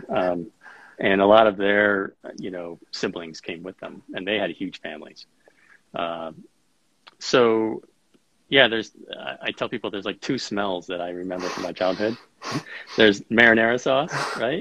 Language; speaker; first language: English; native; English